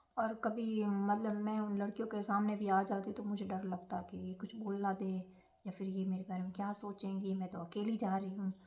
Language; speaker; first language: Hindi; non-native, local second language; Gujarati